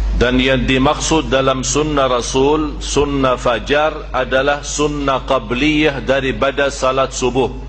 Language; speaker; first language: Malay; non-native, fluent; Arabic